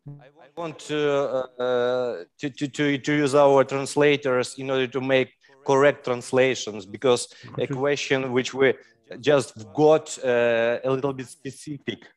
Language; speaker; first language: English; non-native, learner; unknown